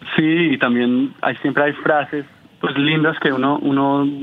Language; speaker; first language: Spanish; early bilingual, heritage; Spanish